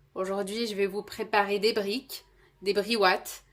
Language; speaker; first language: French; non-native, local second language; Arabic